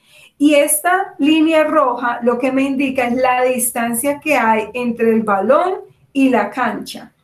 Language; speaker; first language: Spanish; native; Spanish